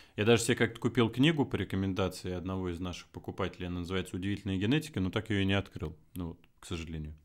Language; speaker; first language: Russian; native; Russian